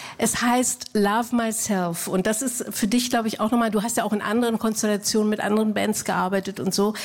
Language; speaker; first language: German; native; German